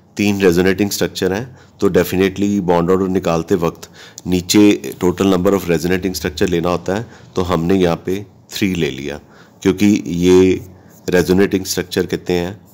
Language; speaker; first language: Hindi; native; Hindi